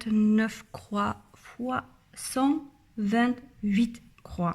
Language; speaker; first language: French; non-native, learner; German